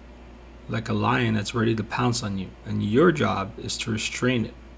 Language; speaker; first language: English; native; English